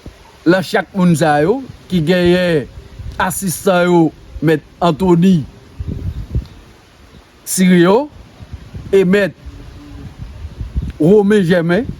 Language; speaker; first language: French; non-native, local second language; Haitian Creole